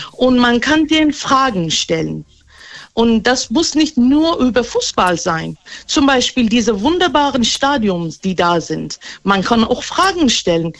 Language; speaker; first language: German; non-native, fluent; Persian